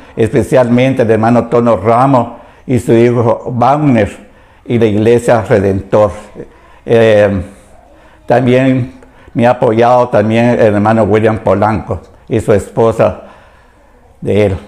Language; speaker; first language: Spanish; native; Spanish